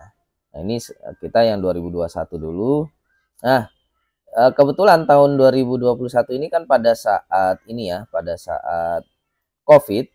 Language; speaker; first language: Indonesian; native; Indonesian